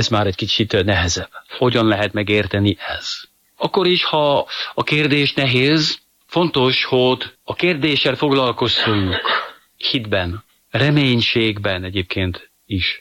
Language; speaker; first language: Hungarian; non-native, fluent; French